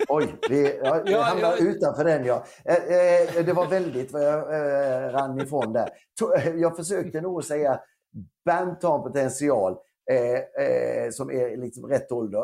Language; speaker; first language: Swedish; native; Swedish